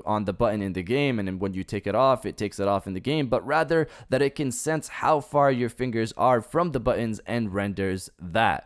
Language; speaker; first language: English; native; English